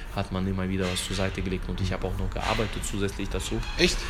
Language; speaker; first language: German; early bilingual, other home language; Russian